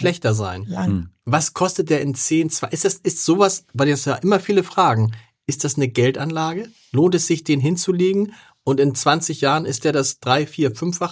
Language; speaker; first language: German; native; German